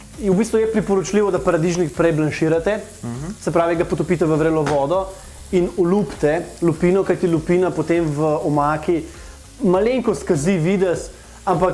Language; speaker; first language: Slovenian; native; Slovenian